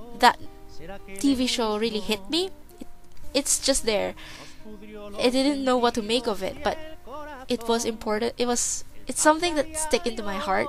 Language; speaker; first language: English; non-native, local second language; Filipino